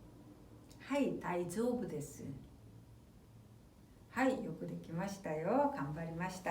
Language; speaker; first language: Japanese; non-native, fluent; Korean